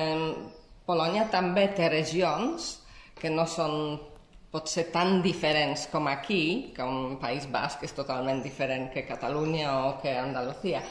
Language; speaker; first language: Catalan; non-native, fluent; Polish